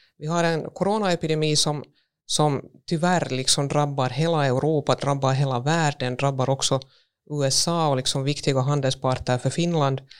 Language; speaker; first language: Swedish; native; Swedish